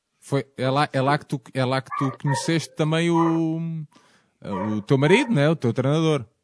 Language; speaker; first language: Portuguese; native; Portuguese